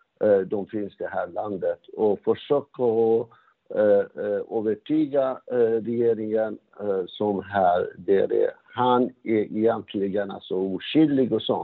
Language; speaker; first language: Swedish; non-native, fluent; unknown